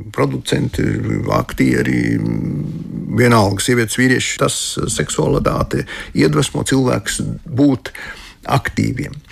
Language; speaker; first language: Latvian; non-native, local second language; Russian